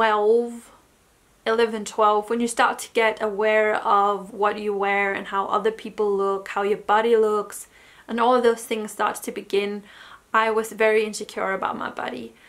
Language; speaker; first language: English; non-native, fluent; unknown